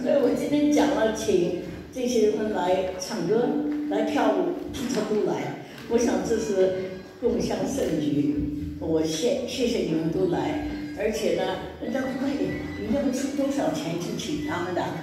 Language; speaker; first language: Chinese; native; Chinese